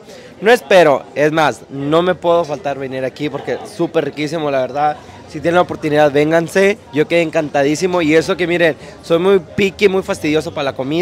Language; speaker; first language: Spanish; native; Spanish